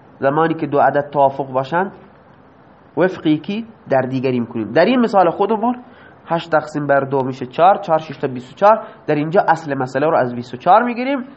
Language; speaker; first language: Persian; non-native, local second language; Baluchi